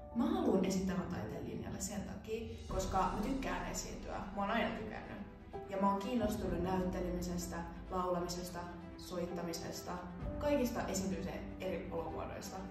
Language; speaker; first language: Finnish; early bilingual, other home language; Spanish